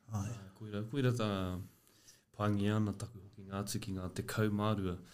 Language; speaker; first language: Māori; non-native, local second language; English